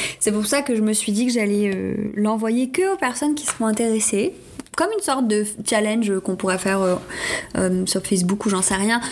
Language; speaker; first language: French; native; French